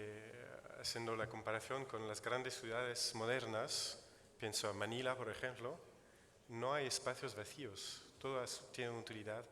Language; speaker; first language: Spanish; non-native, fluent; Italian